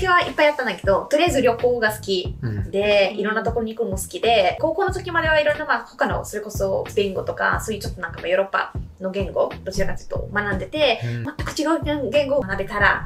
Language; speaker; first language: Japanese; non-native, fluent; Italian